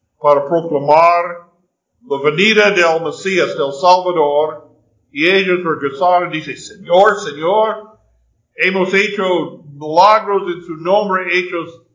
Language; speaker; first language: Spanish; non-native, fluent; English